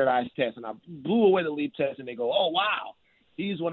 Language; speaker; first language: English; native; English